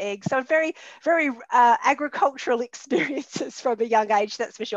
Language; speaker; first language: English; native; English